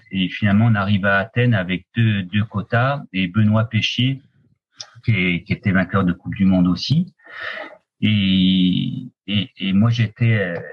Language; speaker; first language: French; native; French